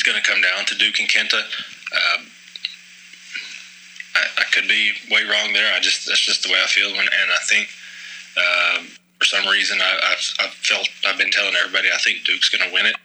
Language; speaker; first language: English; native; English